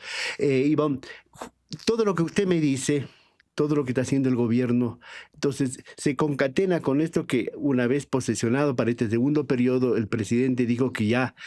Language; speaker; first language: Spanish; native; Spanish